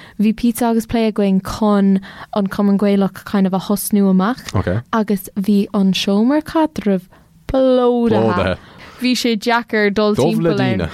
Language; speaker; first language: Irish; non-native, local second language; English